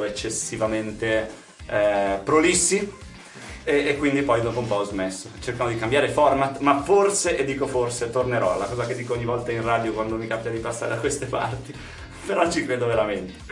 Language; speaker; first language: Italian; native; Italian